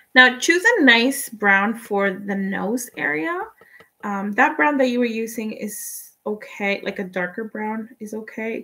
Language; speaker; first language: English; non-native, fluent; Spanish